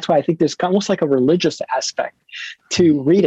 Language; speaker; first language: English; early bilingual, other home language; Hebrew